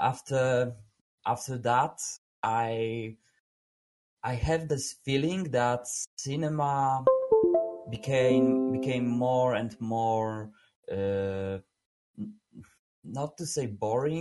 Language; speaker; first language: English; non-native, fluent; Polish